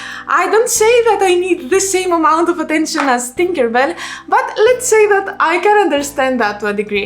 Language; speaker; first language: English; non-native, fluent; Greek